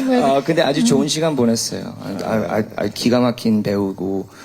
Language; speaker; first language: Korean; early bilingual, heritage; English